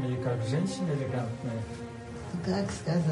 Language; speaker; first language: Russian; non-native, fluent; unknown